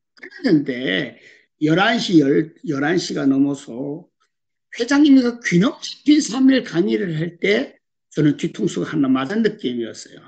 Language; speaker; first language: Korean; early bilingual, heritage; Korean